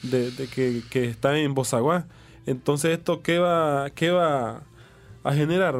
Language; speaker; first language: Spanish; native; Spanish